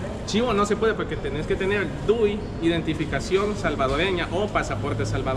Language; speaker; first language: Spanish; native; Spanish